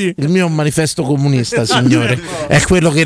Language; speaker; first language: Italian; native; Italian